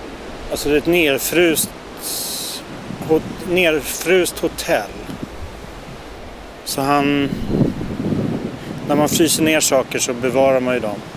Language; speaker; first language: Swedish; native; Swedish